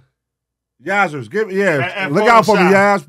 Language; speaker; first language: English; native; English